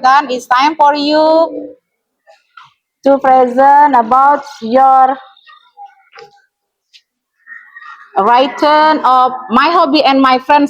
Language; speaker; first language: English; non-native, learner; Indonesian